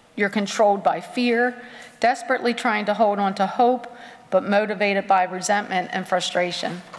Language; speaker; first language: English; native; English